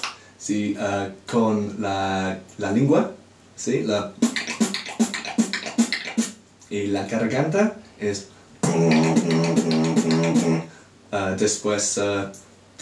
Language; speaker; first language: Spanish; non-native, learner; English